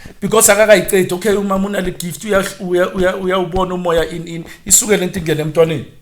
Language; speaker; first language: Zulu; native; Zulu